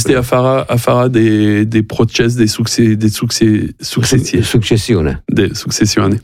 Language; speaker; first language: Romanian; non-native, learner; French